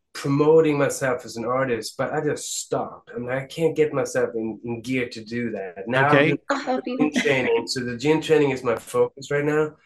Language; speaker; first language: English; non-native, fluent; Swedish